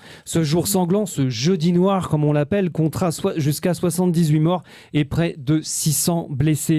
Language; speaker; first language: French; native; French